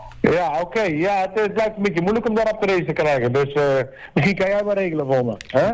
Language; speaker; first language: Dutch; native; Dutch